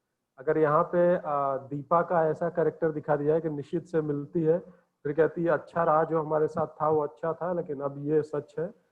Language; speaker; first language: Hindi; native; Hindi